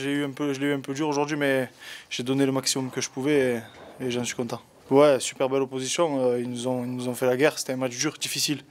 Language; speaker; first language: French; native; French